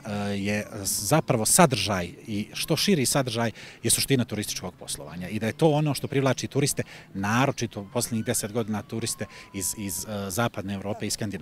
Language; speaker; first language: Croatian; native; Croatian